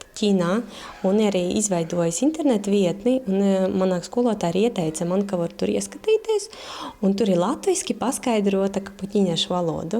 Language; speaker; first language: Latvian; non-native, local second language; Russian